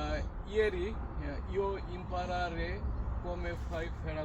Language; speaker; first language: Italian; non-native, learner; Bangla